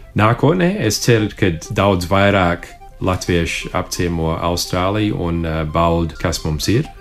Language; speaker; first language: Latvian; early bilingual, heritage; Latvian